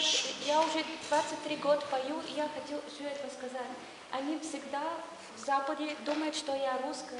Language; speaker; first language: Russian; non-native, learner; Bulgarian